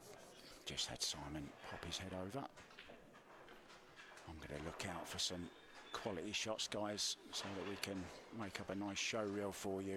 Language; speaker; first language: English; native; English